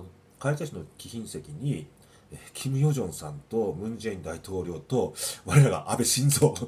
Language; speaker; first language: Japanese; native; Japanese